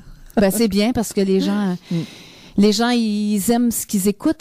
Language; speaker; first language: French; native; French